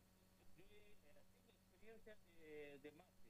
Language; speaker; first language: Spanish; non-native, fluent; Bangla